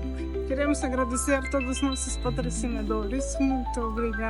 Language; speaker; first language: Portuguese; non-native, learner; Russian